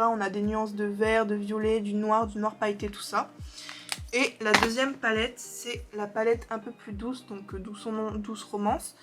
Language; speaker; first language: French; native; French